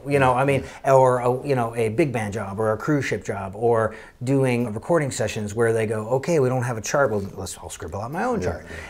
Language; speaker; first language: English; native; English